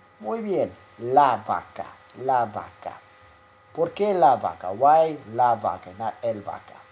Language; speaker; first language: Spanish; non-native, fluent; English